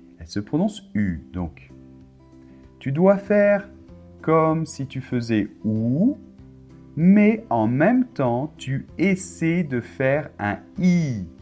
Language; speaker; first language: French; native; French